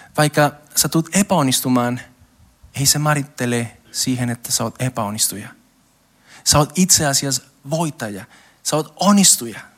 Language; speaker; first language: Finnish; non-native, learner; Spanish